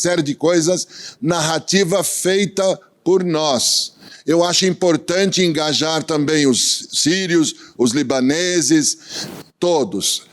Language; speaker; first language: Portuguese; early bilingual, other home language; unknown